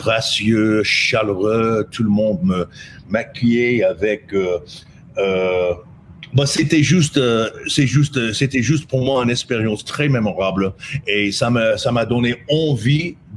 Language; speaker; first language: French; non-native, fluent; English